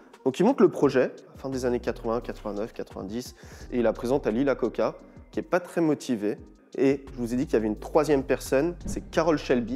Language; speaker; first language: French; native; French